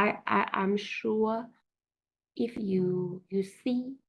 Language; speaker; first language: English; non-native, learner; Vietnamese